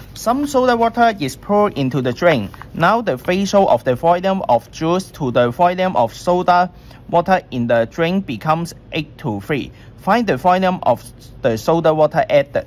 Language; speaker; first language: English; non-native, local second language; Chinese